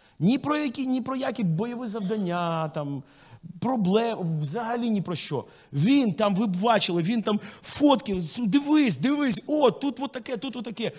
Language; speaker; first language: Ukrainian; non-native, local second language; Russian